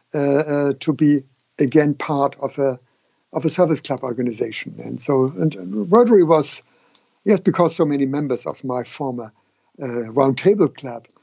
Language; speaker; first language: English; non-native, fluent; German